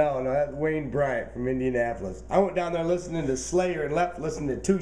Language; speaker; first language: English; native; English